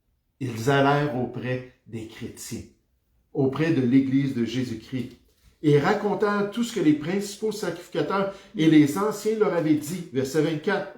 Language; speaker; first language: French; native; French